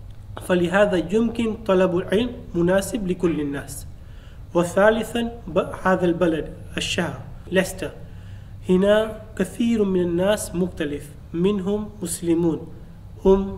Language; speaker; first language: Arabic; non-native, learner; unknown